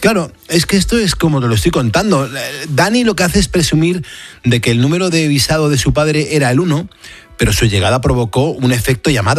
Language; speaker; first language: Spanish; native; Spanish